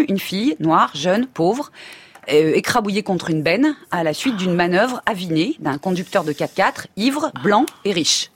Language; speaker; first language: French; native; French